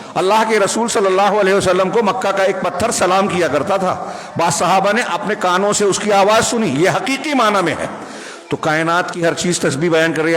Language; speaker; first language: Urdu; native; Urdu